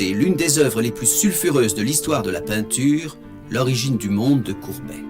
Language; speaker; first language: French; native; French